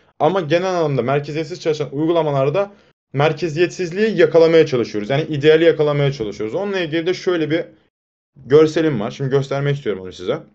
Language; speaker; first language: Turkish; native; Turkish